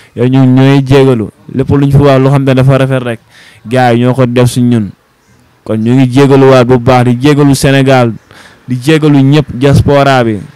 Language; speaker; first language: Wolof; native; Wolof